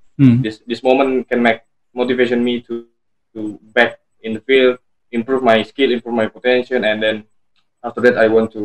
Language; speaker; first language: English; non-native, learner; Indonesian